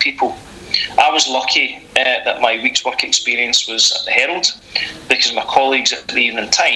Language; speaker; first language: English; native; English